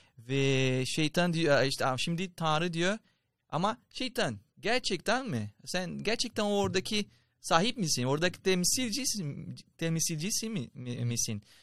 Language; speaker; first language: Turkish; non-native, fluent; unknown